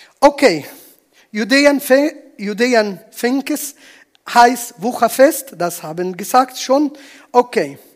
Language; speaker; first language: German; non-native, learner; Arabic